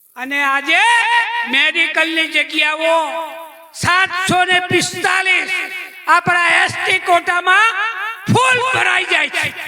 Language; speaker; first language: Gujarati; native; Gujarati